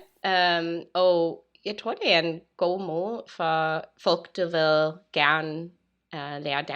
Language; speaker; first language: Danish; non-native, fluent; English